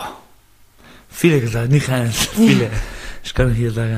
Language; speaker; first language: German; non-native, learner; Persian